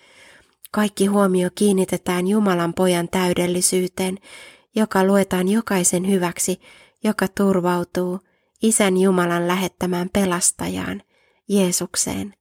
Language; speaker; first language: Finnish; native; Finnish